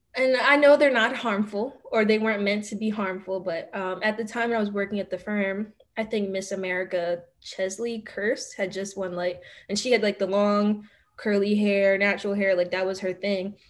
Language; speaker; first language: English; native; English